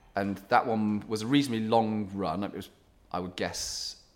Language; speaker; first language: English; native; English